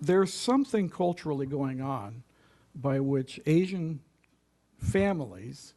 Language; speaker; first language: English; native; English